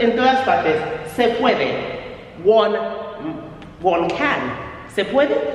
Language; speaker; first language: Spanish; non-native, fluent; English